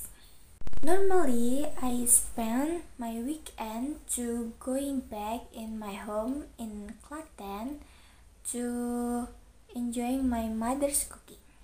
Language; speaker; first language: English; non-native, learner; Indonesian